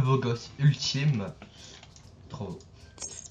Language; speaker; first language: French; native; French